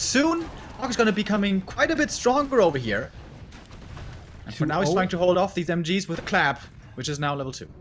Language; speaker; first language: English; non-native, fluent; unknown